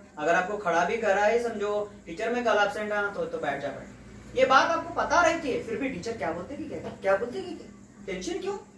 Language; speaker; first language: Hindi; non-native, local second language; Telugu